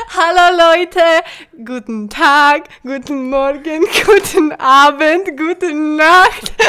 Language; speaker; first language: German; early bilingual, other home language; Russian